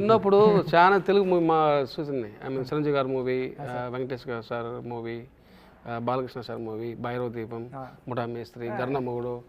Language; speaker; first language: Telugu; non-native, learner; Tamil